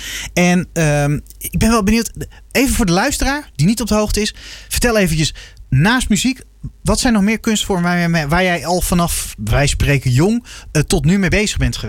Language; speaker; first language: Dutch; native; Dutch